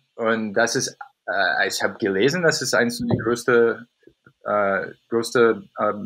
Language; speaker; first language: German; non-native, fluent; English